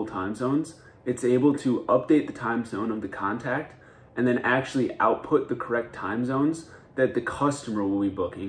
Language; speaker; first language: English; native; English